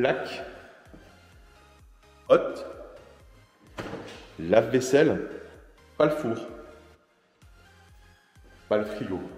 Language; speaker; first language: French; native; French